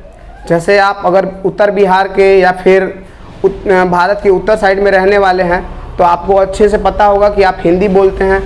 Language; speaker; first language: Hindi; native; Hindi